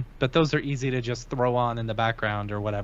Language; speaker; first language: English; native; English